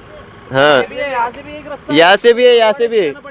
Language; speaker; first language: Hindi; non-native, local second language; Marathi